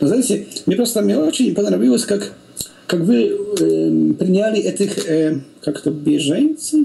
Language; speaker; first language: Russian; non-native, learner; Polish